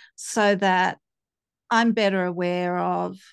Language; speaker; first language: English; native; English